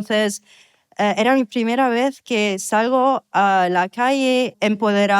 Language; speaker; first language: Spanish; non-native, fluent; Arabic